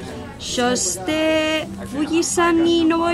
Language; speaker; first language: Japanese; non-native, learner; Spanish